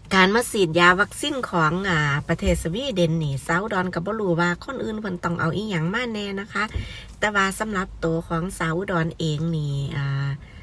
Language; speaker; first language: Thai; native; Thai